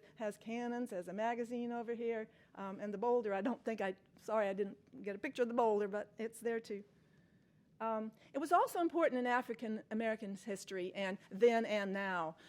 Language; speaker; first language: English; native; English